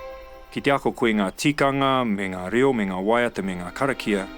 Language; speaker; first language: Māori; non-native, local second language; English